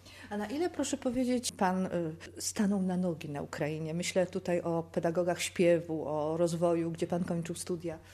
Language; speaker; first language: Polish; native; Polish